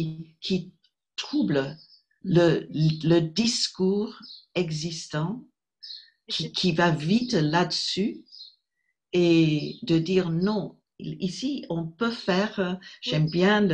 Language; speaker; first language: French; non-native, fluent; English